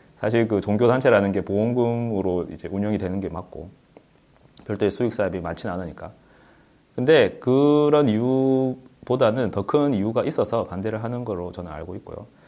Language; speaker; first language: Korean; native; Korean